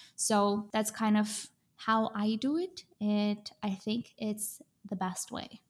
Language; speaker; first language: English; non-native, fluent; Russian